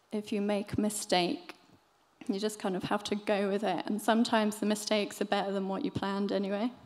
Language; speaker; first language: English; native; English